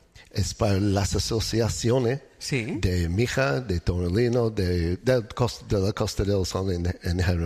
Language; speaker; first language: Spanish; non-native, learner; English